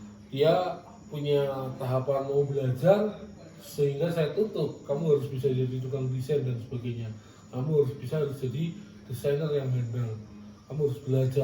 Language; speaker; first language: Indonesian; native; Indonesian